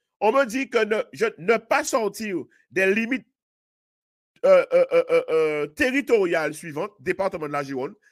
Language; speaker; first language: French; native; French